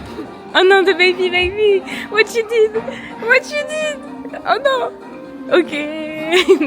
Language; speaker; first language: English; non-native, learner; French